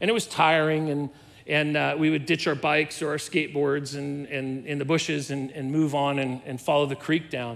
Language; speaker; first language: English; native; English